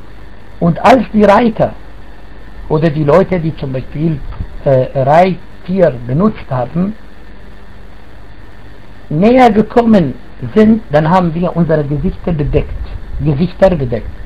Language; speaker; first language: German; non-native, fluent; Arabic